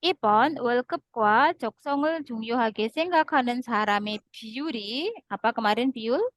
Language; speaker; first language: Korean; non-native, fluent; Indonesian